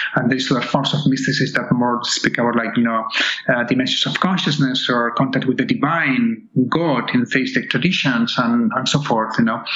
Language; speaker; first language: English; non-native, fluent; Spanish